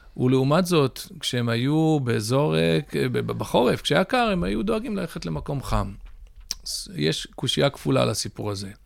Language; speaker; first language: Hebrew; early bilingual, other home language; English